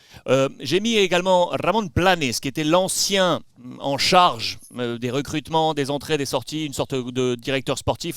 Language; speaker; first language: French; native; French